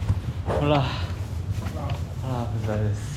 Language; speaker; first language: Spanish; non-native, learner; Korean